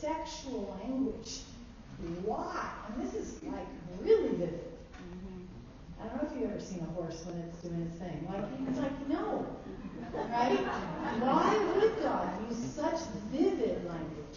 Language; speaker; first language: English; native; English